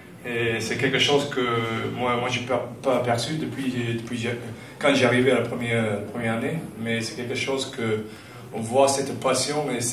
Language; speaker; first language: French; non-native, fluent; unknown